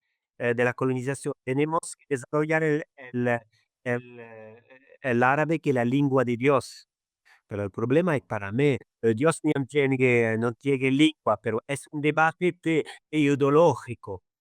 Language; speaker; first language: Spanish; non-native, fluent; Arabic